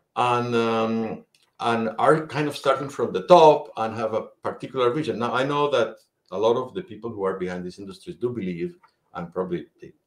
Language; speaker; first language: English; non-native, fluent; Spanish